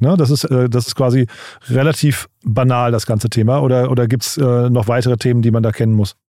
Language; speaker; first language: German; native; German